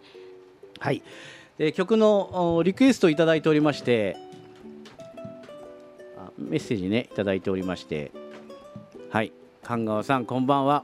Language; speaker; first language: Japanese; native; Japanese